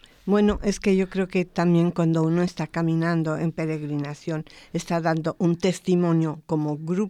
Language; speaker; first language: Spanish; native; Spanish